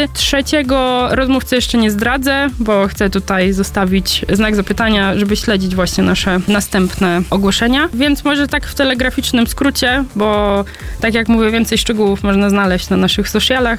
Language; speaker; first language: Polish; native; Polish